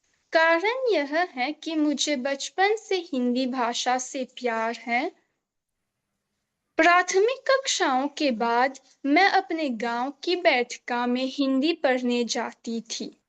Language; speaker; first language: Hindi; non-native, local second language; Morisyen